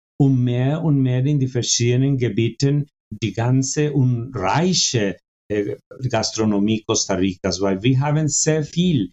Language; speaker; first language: German; non-native, fluent; Spanish